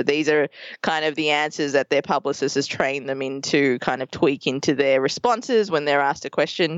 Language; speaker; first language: English; native; English